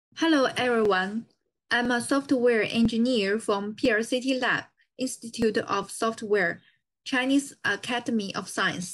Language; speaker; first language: English; non-native, fluent; Chinese